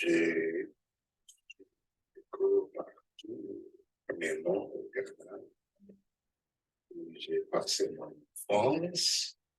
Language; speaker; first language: French; non-native, learner; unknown